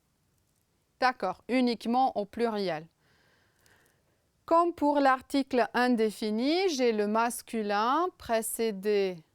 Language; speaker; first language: French; non-native, fluent; Romanian